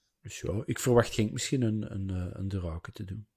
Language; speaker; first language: Dutch; native; Dutch